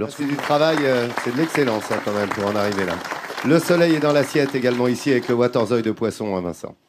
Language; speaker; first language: French; native; French